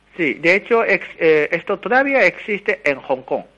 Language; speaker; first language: Spanish; non-native, fluent; Japanese